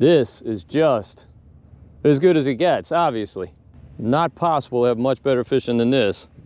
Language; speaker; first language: English; native; English